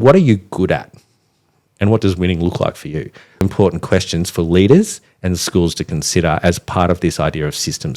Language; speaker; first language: English; native; English